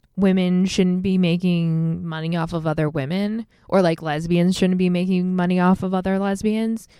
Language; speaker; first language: English; native; English